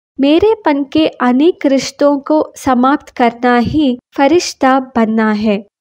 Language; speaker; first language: Hindi; non-native, local second language; Kannada